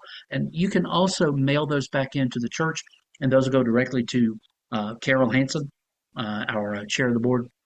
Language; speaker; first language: English; native; English